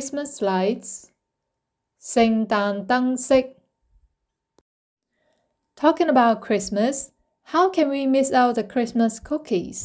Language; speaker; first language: English; non-native, local second language; Cantonese